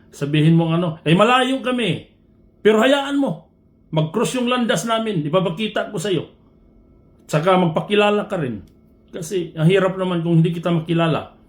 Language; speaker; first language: Filipino; non-native, local second language; Cebuano